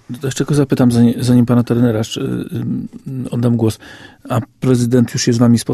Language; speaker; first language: Polish; native; Polish